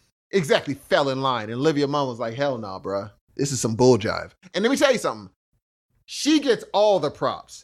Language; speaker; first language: English; native; English